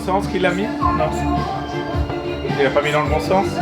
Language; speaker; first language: French; non-native, learner; German